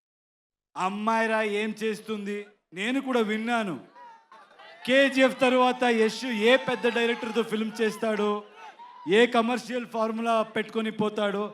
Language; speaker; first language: Telugu; non-native, learner; Kannada